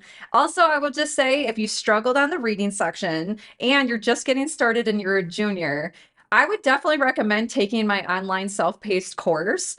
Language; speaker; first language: English; native; English